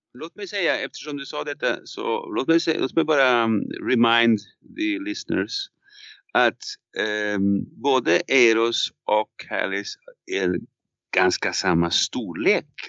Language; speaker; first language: Swedish; non-native, fluent; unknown